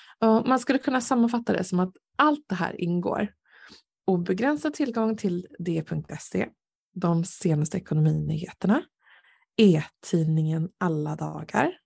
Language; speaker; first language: Swedish; native; Swedish